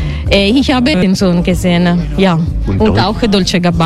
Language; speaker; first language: German; non-native, learner; Italian